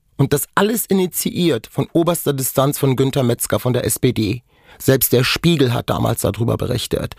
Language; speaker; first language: German; non-native, local second language; Romany